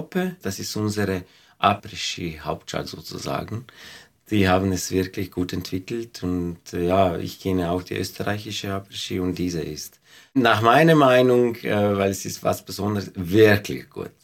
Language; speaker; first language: German; non-native, fluent; Slovenian